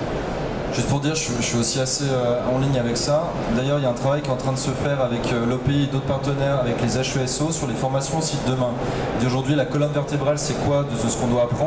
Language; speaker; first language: French; native; French